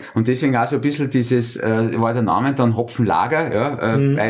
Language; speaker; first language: German; native; German